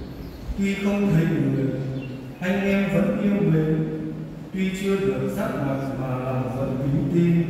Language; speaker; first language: Vietnamese; native; Vietnamese